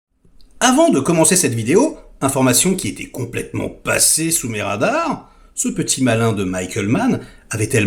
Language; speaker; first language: French; native; French